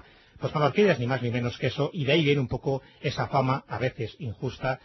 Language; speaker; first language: Spanish; native; Spanish